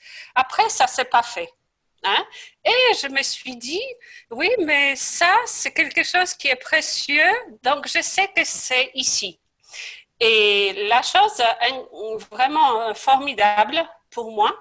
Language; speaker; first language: French; non-native, fluent; Polish